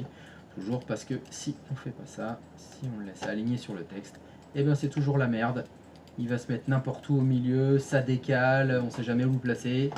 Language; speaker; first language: French; native; French